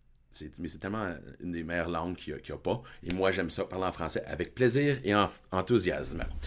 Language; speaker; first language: French; early bilingual, heritage; French